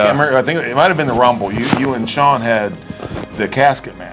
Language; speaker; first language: English; native; English